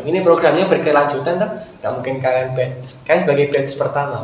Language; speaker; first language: Indonesian; native; Indonesian